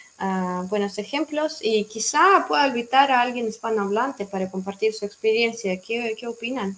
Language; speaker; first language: Spanish; non-native, fluent; Russian